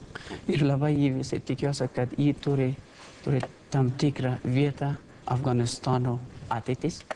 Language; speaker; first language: Lithuanian; non-native, learner; Persian